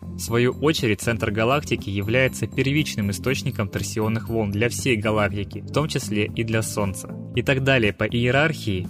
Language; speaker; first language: Russian; native; Russian